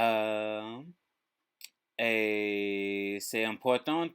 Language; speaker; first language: French; non-native, learner; English